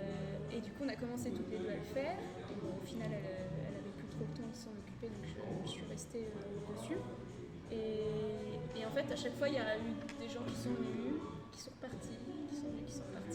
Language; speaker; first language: French; native; French